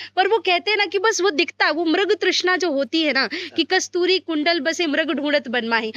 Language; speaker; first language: Hindi; native; Hindi